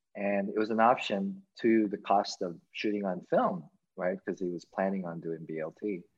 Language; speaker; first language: English; native; English